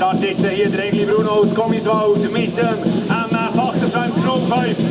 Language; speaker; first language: German; native; German